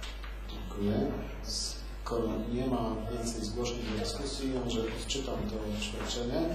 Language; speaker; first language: Polish; native; Polish